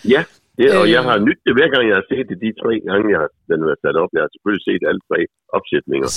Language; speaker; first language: Danish; native; Danish